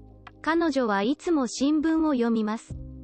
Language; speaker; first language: Japanese; non-native, learner; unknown